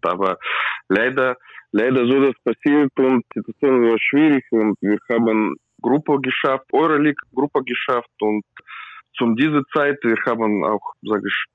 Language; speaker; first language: German; non-native, learner; Russian